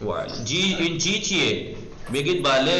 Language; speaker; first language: Persian; non-native, fluent; Urdu